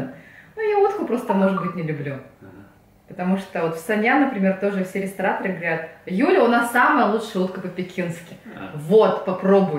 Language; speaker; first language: Russian; native; Russian